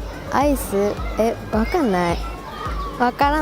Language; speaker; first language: Japanese; non-native, learner; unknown